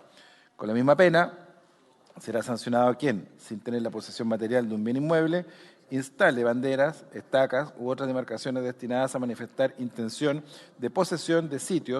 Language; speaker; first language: Spanish; native; Spanish